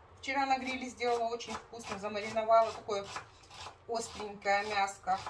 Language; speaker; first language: Russian; native; Russian